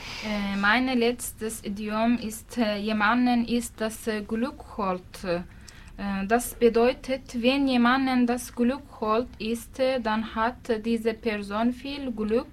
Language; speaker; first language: German; non-native, learner; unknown